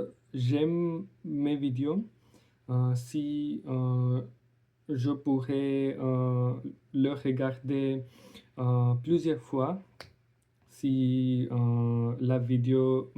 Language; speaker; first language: French; non-native, learner; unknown